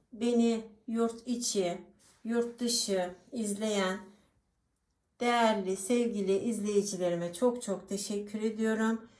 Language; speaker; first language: Turkish; native; Turkish